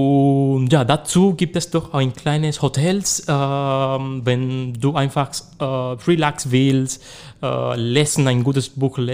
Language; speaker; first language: German; non-native, learner; Spanish